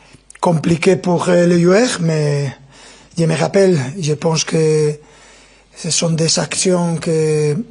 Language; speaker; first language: French; non-native, fluent; Spanish